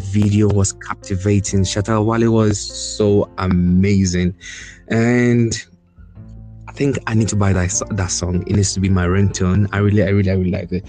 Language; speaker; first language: English; non-native, local second language; Ga